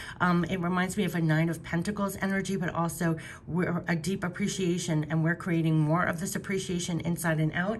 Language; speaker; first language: English; native; English